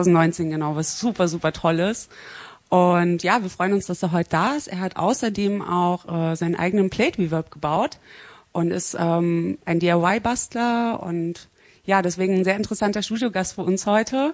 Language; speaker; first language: German; native; German